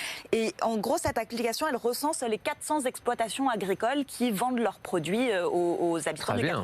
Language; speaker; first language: French; native; French